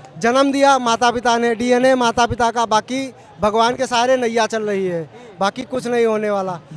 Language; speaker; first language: Hindi; native; Hindi